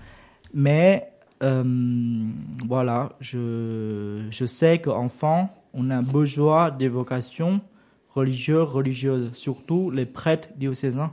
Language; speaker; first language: French; non-native, learner; Vietnamese